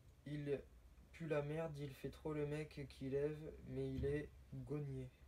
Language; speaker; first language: French; native; French